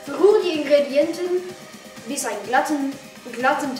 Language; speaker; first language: German; non-native, learner; Arabic